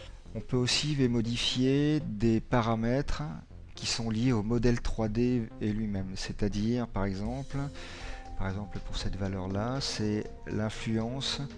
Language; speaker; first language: French; native; French